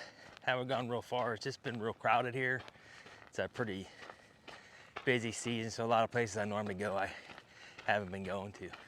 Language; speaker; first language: English; native; English